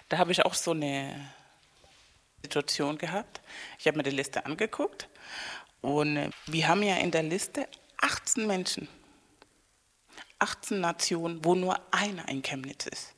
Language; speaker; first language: German; non-native, fluent; Spanish